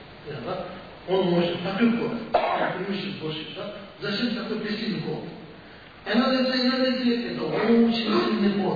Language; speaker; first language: Russian; non-native, learner; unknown